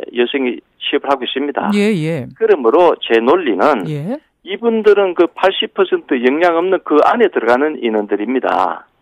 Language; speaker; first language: Korean; native; Korean